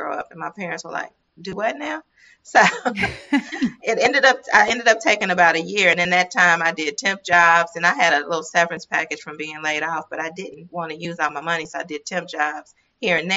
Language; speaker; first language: English; native; English